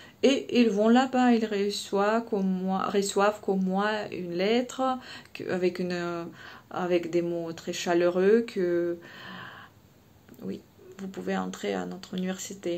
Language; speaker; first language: French; non-native, fluent; Russian